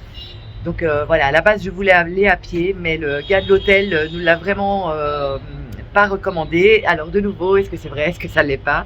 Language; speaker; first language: French; native; French